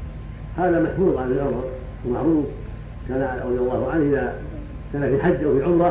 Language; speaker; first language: Arabic; native; Arabic